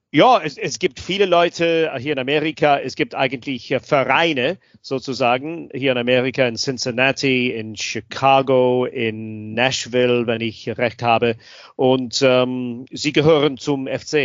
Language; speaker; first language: German; non-native, fluent; English